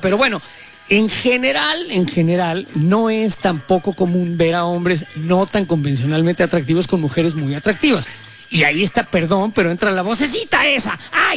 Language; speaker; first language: Spanish; native; Spanish